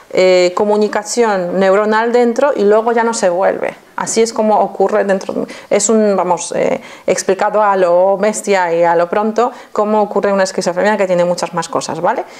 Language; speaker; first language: Spanish; non-native, fluent; Polish